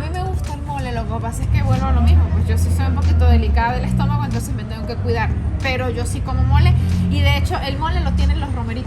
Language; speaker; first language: Spanish; native; Spanish